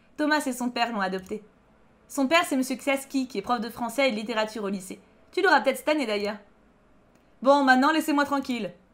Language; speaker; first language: French; native; French